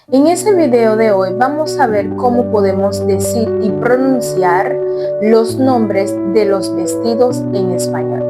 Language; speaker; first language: Spanish; non-native, learner; Haitian Creole